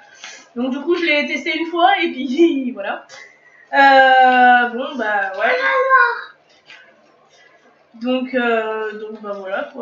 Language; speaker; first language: French; native; French